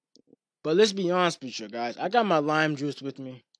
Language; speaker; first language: English; native; English